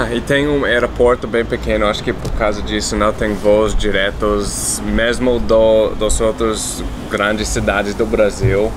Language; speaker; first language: Portuguese; non-native, fluent; English